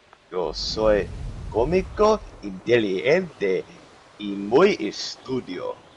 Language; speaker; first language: Spanish; non-native, learner; English